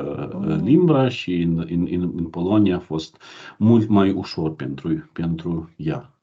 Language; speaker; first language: Romanian; non-native, learner; Ukrainian